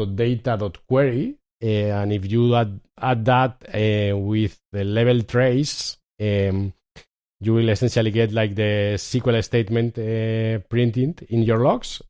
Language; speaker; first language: English; non-native, fluent; Spanish